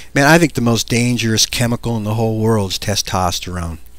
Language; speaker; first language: English; native; English